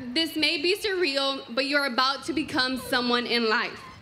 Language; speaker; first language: English; early bilingual, other home language; Spanish